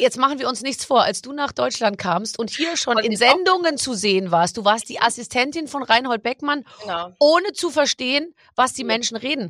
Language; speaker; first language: German; native; German